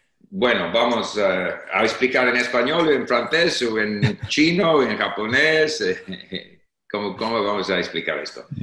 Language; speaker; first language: Spanish; non-native, fluent; English